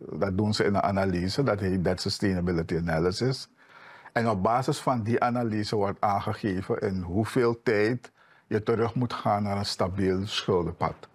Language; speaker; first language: Dutch; native; Dutch